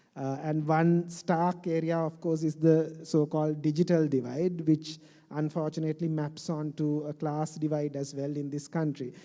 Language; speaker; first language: English; non-native, local second language; Sinhala